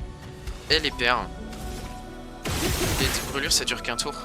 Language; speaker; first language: French; native; French